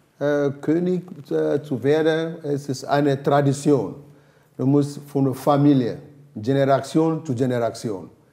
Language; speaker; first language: German; non-native, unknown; Ewe